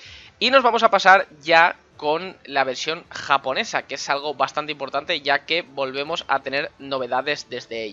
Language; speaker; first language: Spanish; native; Spanish